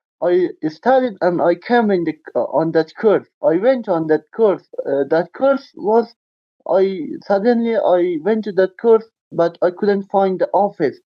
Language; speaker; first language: English; non-native, learner; Persian